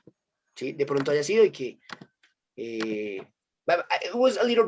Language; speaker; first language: Spanish; native; Spanish